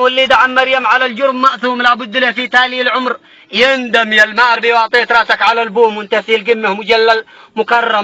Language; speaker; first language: Arabic; native; Arabic